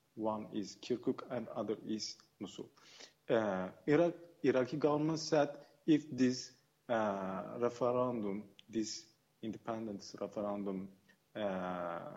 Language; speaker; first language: English; non-native, fluent; Kurdish